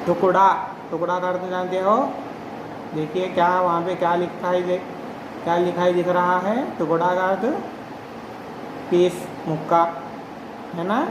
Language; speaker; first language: Hindi; non-native, local second language; Telugu